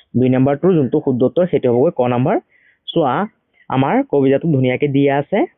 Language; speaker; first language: Assamese; native; Assamese